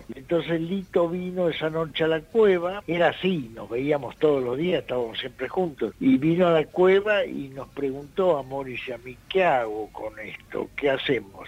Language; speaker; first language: Spanish; native; Spanish